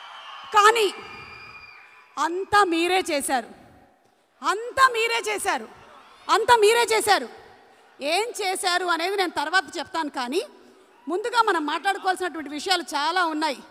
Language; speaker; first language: Telugu; native; Telugu